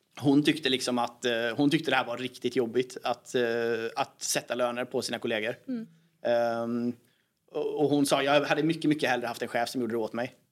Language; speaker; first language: Swedish; native; Swedish